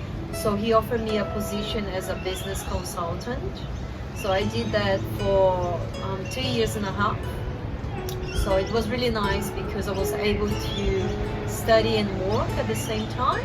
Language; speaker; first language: English; non-native, fluent; Portuguese